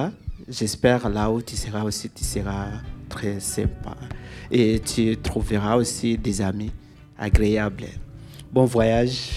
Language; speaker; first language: French; non-native, learner; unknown